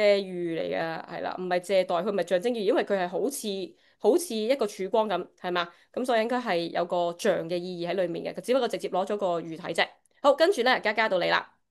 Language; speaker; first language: Cantonese; native; Cantonese